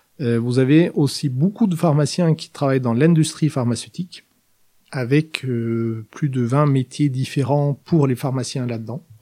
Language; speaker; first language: French; non-native, fluent; Norwegian